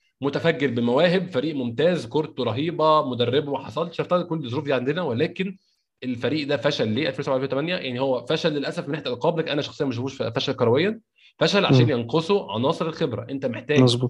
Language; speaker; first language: Arabic; native; Arabic